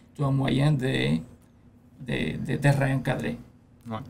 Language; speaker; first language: French; non-native, fluent; Spanish